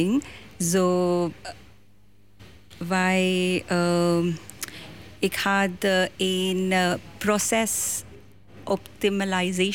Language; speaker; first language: Dutch; non-native, learner; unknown